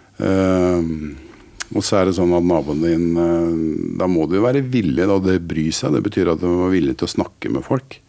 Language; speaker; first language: Norwegian; native; Norwegian